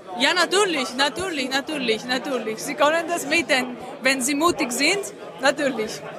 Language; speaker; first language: German; non-native, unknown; Greek